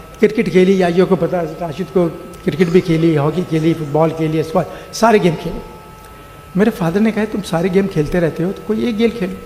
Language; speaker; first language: Urdu; native; Urdu